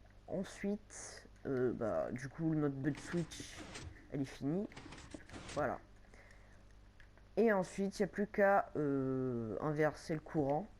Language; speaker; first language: French; native; French